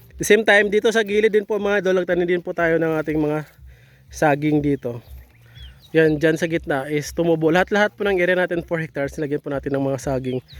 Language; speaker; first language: Filipino; non-native, local second language; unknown